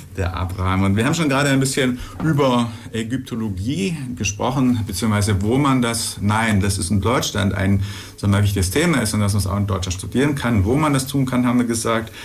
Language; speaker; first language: German; native; German